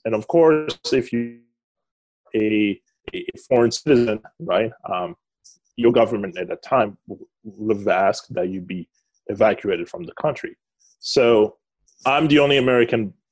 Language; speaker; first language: English; non-native, fluent; Lingala